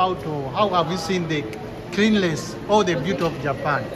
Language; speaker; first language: English; non-native, learner; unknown